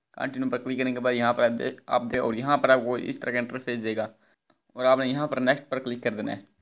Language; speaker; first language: Urdu; non-native, local second language; Punjabi